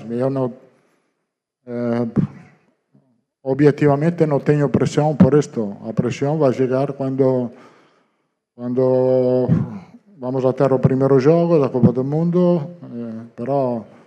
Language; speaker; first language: Portuguese; non-native, learner; Italian